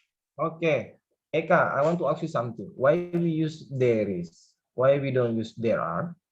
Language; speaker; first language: English; non-native, learner; Indonesian